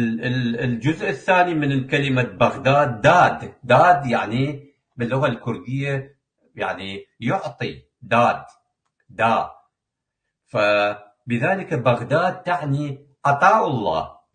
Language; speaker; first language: Arabic; non-native, local second language; Kurdish